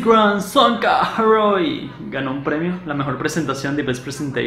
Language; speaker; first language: Spanish; native; Spanish